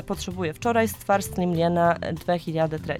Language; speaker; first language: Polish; non-native, learner; Serbian